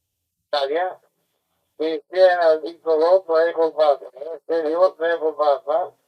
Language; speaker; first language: Italian; non-native, learner; Greek